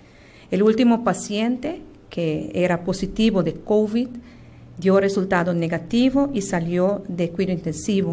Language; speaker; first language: Spanish; non-native, fluent; Papiamento